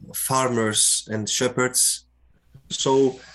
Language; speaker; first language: English; non-native, fluent; Greek